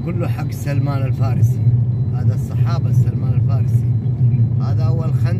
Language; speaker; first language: Arabic; non-native, learner; Urdu